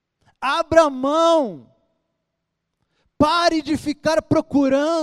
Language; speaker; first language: Portuguese; native; Portuguese